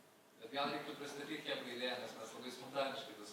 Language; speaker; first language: Lithuanian; native; Lithuanian